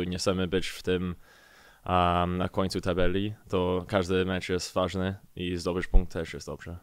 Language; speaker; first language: Polish; early bilingual, heritage; English